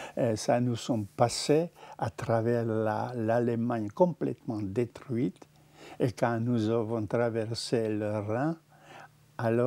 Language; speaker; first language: French; non-native, fluent; Czech